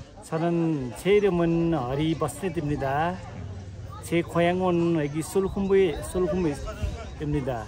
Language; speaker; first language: Korean; non-native, fluent; Nepali